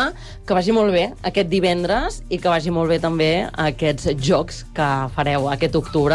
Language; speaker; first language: Catalan; native; Catalan